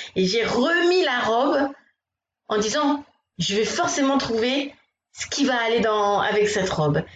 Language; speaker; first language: French; native; French